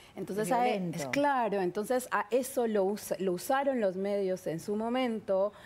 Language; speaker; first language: Spanish; native; Spanish